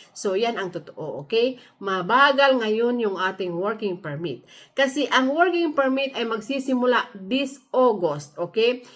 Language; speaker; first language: Filipino; native; Filipino